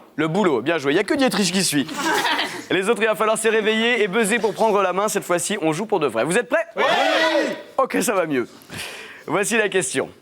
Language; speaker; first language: French; native; French